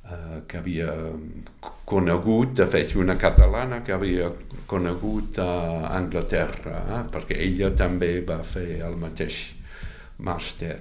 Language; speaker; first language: Catalan; non-native, fluent; English